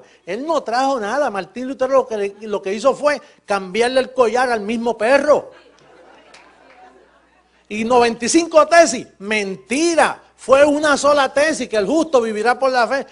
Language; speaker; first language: Spanish; native; Spanish